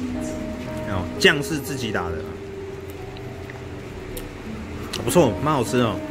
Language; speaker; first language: Chinese; native; Chinese